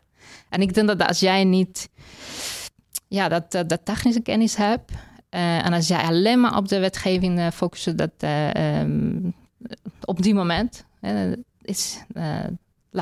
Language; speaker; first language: Dutch; non-native, fluent; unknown